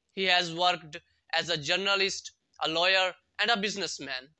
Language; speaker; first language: English; non-native, local second language; Urdu